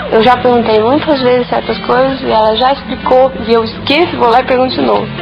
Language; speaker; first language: Portuguese; native; Portuguese